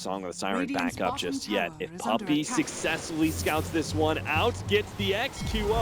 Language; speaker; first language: English; native; English